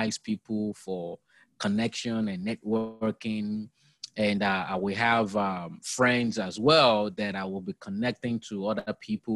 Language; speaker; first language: English; non-native, local second language; Yoruba